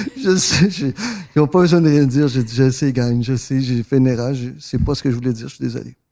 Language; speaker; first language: French; early bilingual, other home language; Spanish